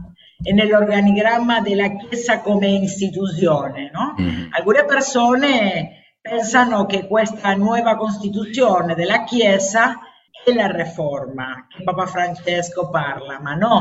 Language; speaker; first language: Italian; non-native, learner; Spanish